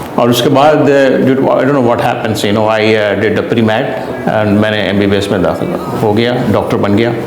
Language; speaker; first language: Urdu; non-native, local second language; Sindhi